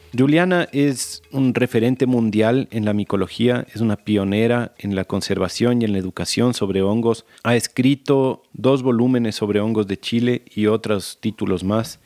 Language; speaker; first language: Spanish; native; Spanish